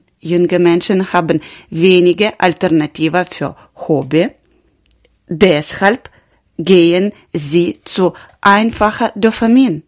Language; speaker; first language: German; non-native, learner; Ukrainian